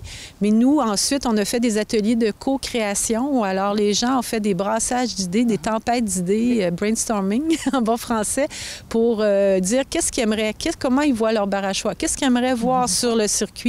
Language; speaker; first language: French; native; French